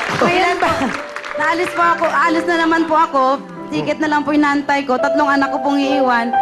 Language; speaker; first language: Filipino; non-native, local second language; Hiligaynon